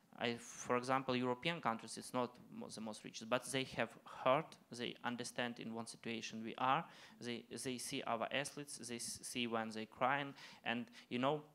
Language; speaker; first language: English; non-native, learner; Ukrainian